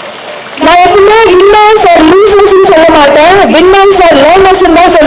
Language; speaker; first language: Tamil; native; Tamil